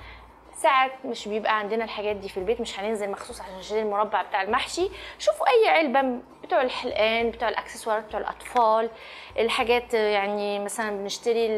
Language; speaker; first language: Arabic; native; Arabic